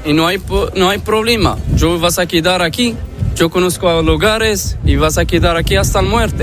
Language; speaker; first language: Spanish; non-native, learner; Arabic